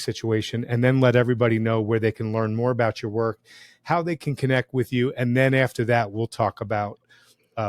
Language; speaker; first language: English; native; English